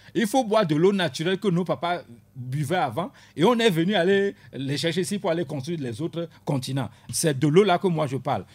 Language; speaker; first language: French; non-native, local second language; Ewe